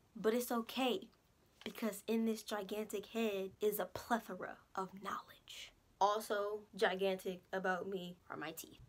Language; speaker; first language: English; native; English